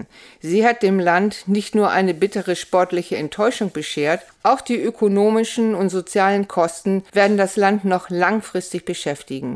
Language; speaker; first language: German; native; German